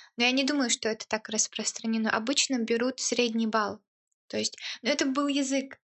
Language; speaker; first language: Russian; early bilingual, heritage; Russian